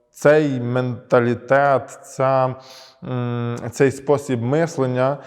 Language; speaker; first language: Ukrainian; early bilingual, heritage; Ukrainian